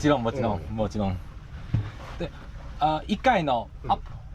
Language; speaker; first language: Japanese; non-native, learner; Chinese